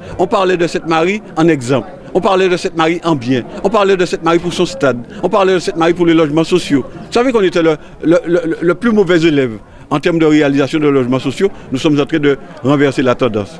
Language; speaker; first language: French; native; French